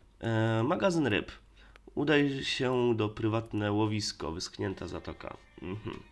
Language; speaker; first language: Polish; native; Polish